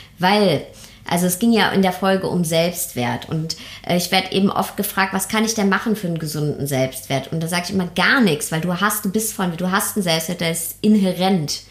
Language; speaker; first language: German; early bilingual, other home language; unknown